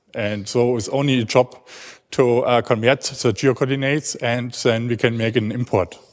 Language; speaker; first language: English; non-native, learner; German